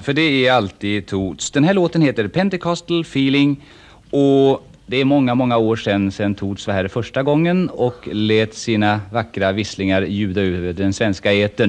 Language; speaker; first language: Swedish; native; Swedish